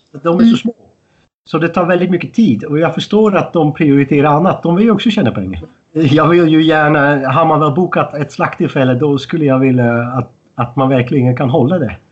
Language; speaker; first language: Swedish; non-native, fluent; Dutch